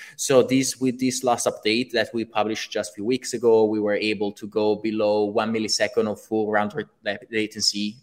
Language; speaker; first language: English; non-native, fluent; Italian